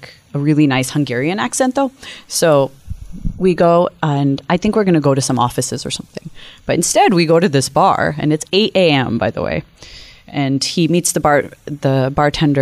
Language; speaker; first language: English; native; English